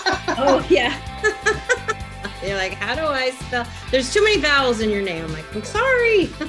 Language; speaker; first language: English; native; English